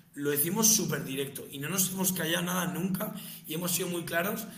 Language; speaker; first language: Spanish; native; Spanish